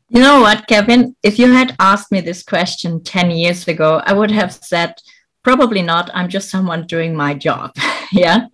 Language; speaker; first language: English; non-native, fluent; German